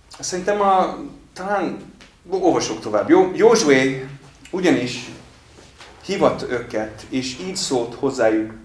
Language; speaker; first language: Hungarian; non-native, fluent; English